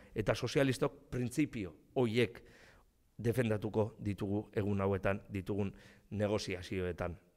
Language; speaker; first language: Basque; non-native, local second language; Spanish